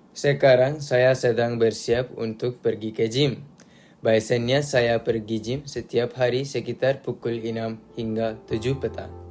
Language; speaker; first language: Malay; non-native, learner; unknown